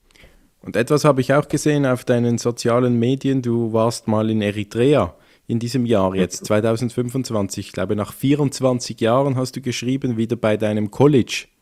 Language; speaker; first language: German; native; German